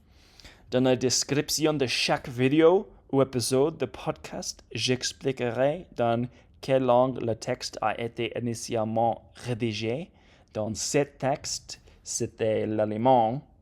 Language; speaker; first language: French; non-native, learner; English